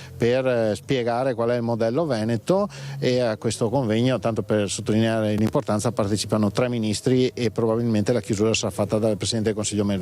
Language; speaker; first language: Italian; native; Italian